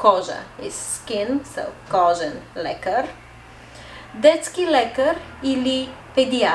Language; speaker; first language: Bulgarian; non-native, fluent; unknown